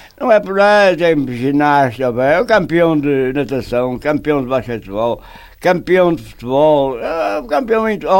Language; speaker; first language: Portuguese; native; Portuguese